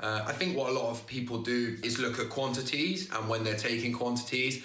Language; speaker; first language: English; native; English